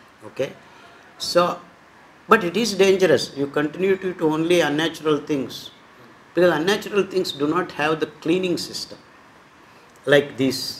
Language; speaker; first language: English; non-native, local second language; Telugu